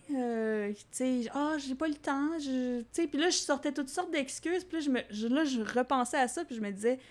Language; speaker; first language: French; native; French